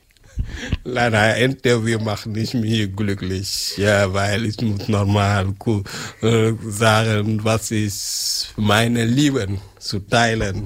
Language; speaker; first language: German; non-native, learner; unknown